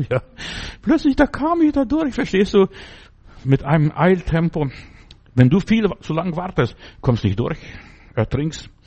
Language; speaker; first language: German; early bilingual, other home language; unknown